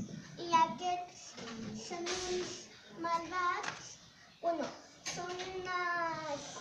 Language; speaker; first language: Catalan; non-native, local second language; Spanish